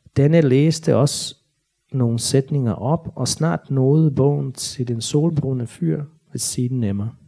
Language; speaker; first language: Danish; non-native, fluent; Bosnian